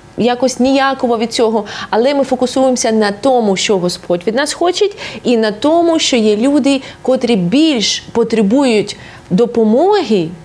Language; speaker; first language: Ukrainian; non-native, local second language; Russian